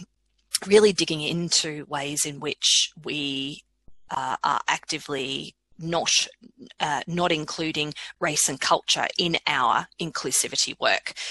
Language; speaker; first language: English; native; English